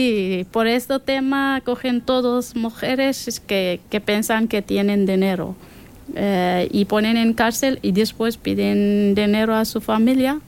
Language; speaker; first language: Spanish; non-native, learner; Persian